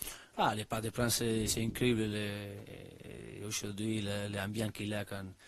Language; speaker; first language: French; non-native, learner; Spanish